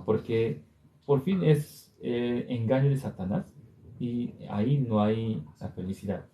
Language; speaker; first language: Spanish; non-native, learner; Korean